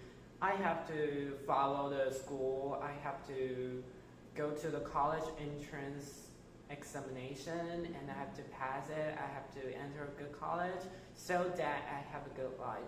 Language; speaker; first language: English; non-native, fluent; Chinese